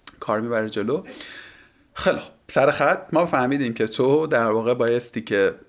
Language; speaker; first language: Persian; native; Persian